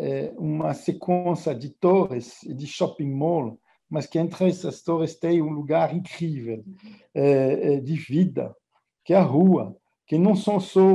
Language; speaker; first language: Portuguese; non-native, fluent; French